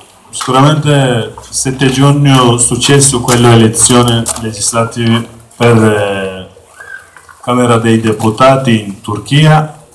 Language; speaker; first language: Italian; non-native, learner; Kurdish